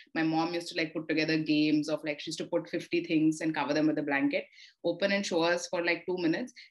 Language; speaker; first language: English; non-native, local second language; Telugu